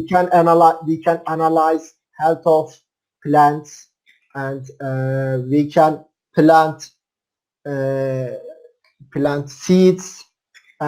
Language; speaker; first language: English; non-native, learner; Turkish